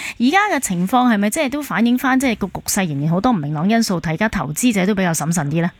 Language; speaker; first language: Cantonese; native; Cantonese